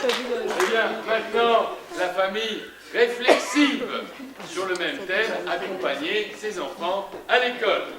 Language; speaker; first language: French; native; French